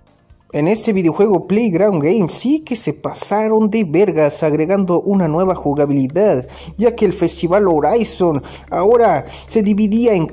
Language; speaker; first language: Spanish; native; Spanish